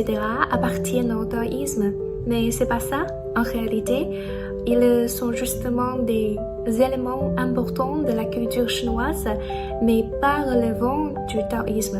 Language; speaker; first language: French; non-native, learner; Chinese